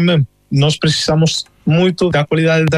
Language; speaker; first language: Portuguese; non-native, fluent; Spanish